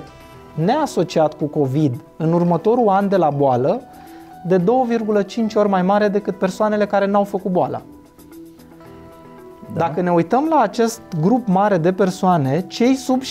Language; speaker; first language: Romanian; native; Romanian